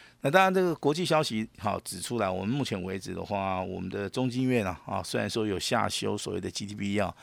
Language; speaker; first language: Chinese; native; Chinese